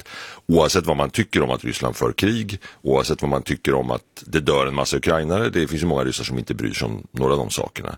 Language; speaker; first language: Swedish; native; Swedish